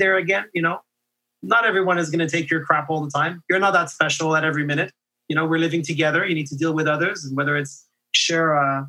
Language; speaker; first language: English; non-native, fluent; French